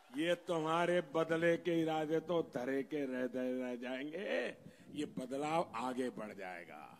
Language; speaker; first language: Hindi; non-native, local second language; Gujarati